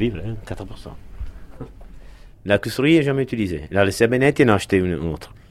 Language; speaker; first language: French; non-native, learner; Italian